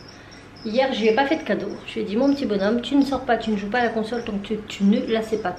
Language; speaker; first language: French; native; French